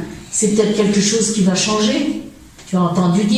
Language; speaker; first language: French; native; French